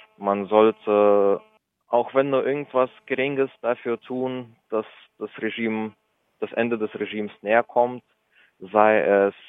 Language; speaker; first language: German; early bilingual, other home language; Russian